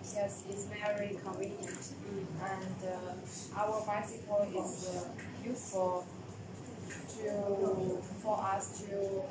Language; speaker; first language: English; non-native, learner; Chinese